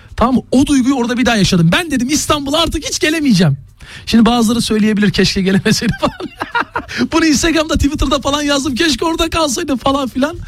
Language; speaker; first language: Turkish; native; Turkish